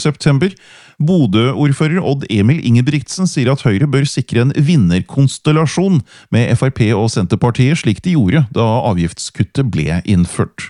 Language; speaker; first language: Norwegian; native; Norwegian